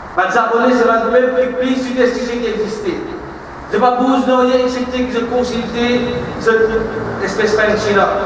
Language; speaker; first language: French; non-native, local second language; Morisyen